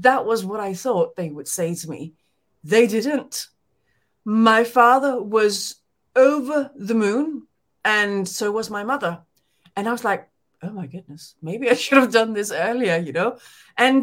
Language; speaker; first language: English; non-native, fluent; Danish